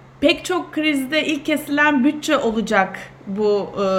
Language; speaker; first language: Turkish; native; Turkish